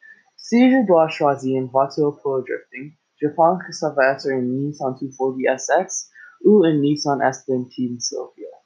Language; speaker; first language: French; non-native, learner; English